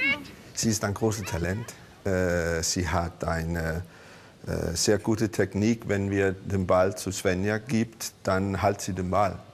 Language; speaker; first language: German; non-native, learner; Danish